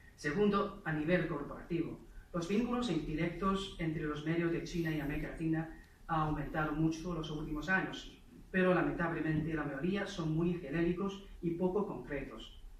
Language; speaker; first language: Spanish; non-native, fluent; Chinese